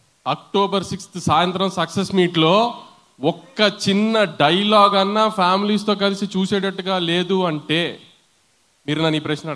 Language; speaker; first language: Telugu; native; Telugu